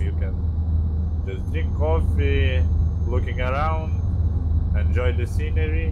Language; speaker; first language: English; non-native, learner; Lithuanian